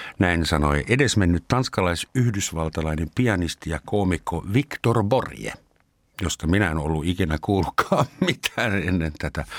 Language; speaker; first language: Finnish; non-native, fluent; German